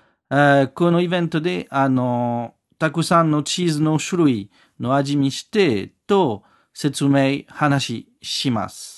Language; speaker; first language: Japanese; non-native, learner; French